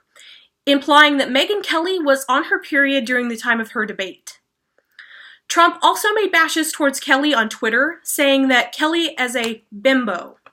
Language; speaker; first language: English; native; English